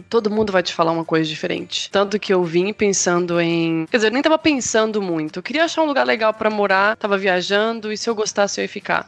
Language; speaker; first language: Portuguese; native; Portuguese